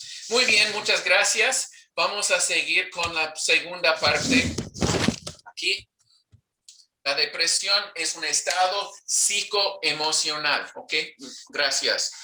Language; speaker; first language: Spanish; non-native, fluent; English